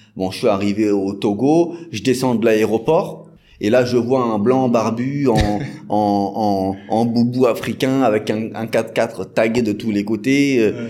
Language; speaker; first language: French; native; French